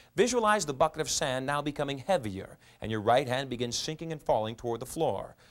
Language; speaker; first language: English; native; English